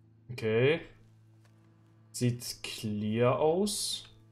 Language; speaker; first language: German; native; German